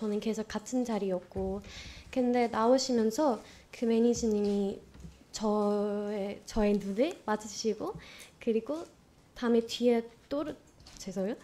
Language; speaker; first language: Korean; non-native, fluent; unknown